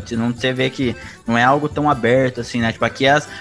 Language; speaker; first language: Portuguese; native; Portuguese